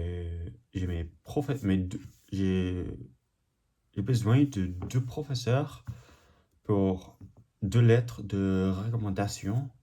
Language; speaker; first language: French; non-native, learner; English